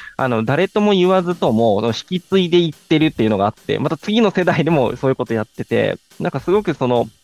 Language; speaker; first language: Japanese; native; Japanese